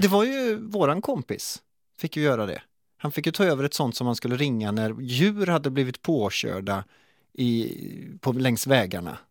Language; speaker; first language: Swedish; native; Swedish